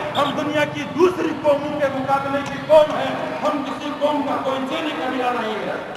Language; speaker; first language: Urdu; non-native, local second language; Shina